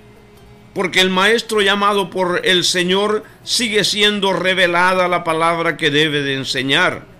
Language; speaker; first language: Spanish; native; Spanish